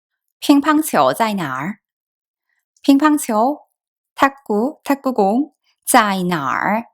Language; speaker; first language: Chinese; non-native, fluent; Korean